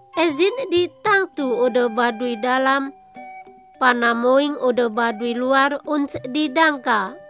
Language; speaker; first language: German; non-native, learner; Indonesian